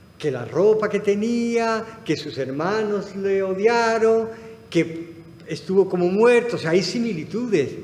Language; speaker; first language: Spanish; non-native, fluent; Arabic